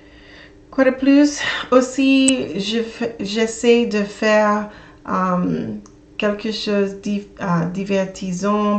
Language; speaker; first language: French; non-native, learner; English